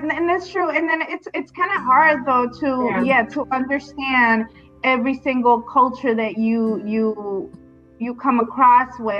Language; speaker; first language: English; native; English